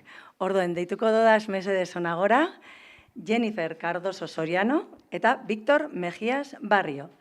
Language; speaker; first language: Basque; native; Basque